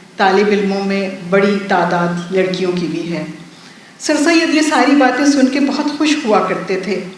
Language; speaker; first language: Urdu; native; Urdu